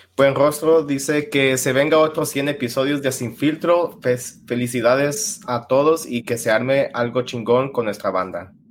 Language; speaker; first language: Spanish; early bilingual, heritage; Spanish